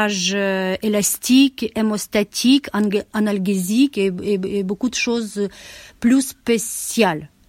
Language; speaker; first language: French; non-native, learner; Ukrainian